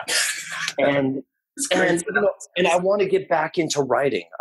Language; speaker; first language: English; native; English